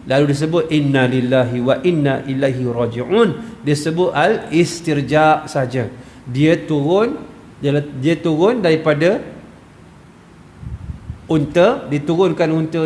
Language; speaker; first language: Malay; native; Malay